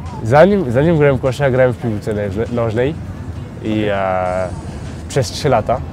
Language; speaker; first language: Polish; early bilingual, heritage; French